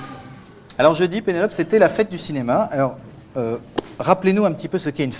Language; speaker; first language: French; native; French